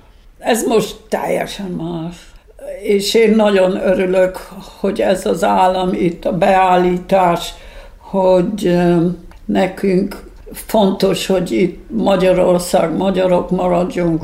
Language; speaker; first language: Hungarian; early bilingual, heritage; Hungarian